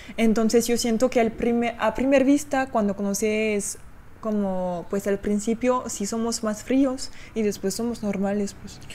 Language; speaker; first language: Spanish; non-native, fluent; French